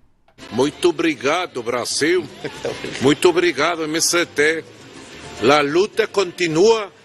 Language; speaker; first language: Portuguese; non-native, learner; Spanish